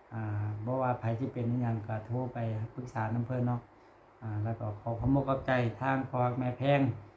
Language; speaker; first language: Lao; non-native, local second language; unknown